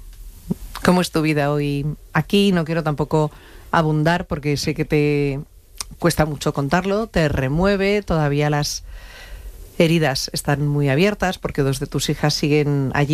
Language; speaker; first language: Spanish; native; Spanish